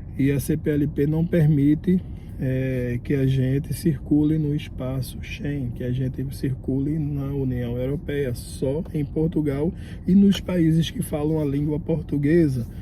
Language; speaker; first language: Portuguese; native; Portuguese